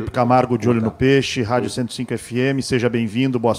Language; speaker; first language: Portuguese; native; Portuguese